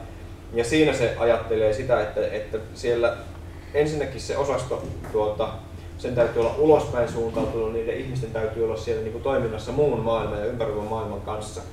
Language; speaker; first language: Finnish; native; Finnish